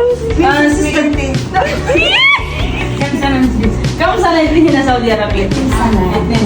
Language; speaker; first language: Arabic; non-native, learner; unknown